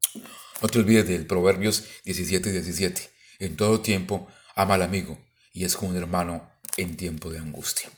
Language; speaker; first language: Spanish; native; Spanish